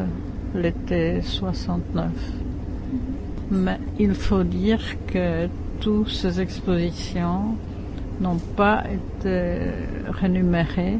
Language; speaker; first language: French; non-native, fluent; Czech